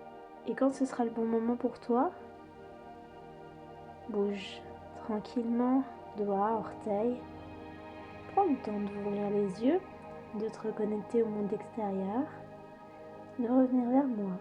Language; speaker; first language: French; native; French